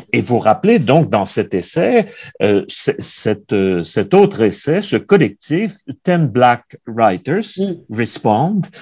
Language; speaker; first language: French; native; French